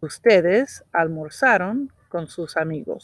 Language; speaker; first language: Spanish; non-native, fluent; English